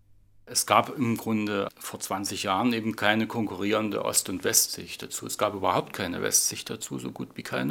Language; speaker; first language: German; native; German